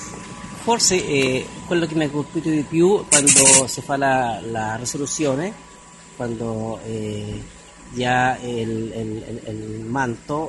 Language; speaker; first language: Italian; non-native, fluent; Spanish